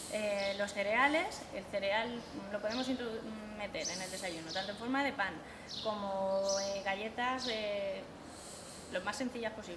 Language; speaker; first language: Spanish; native; Spanish